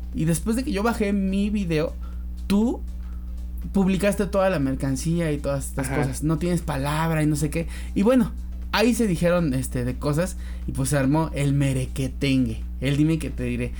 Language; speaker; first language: Spanish; native; Spanish